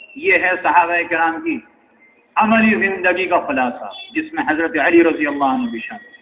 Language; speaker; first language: Urdu; native; Urdu